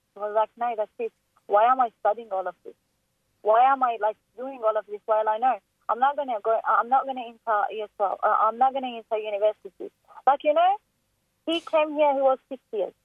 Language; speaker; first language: English; non-native, fluent; Persian